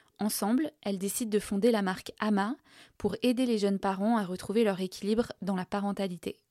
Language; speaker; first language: French; native; French